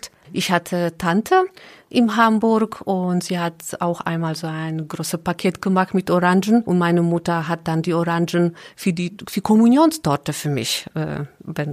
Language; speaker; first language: German; non-native, learner; Polish